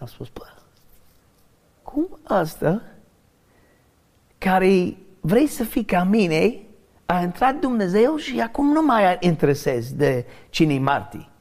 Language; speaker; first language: Romanian; early bilingual, heritage; Romanian